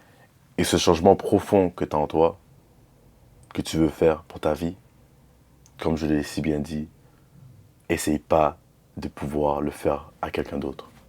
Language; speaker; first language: French; native; French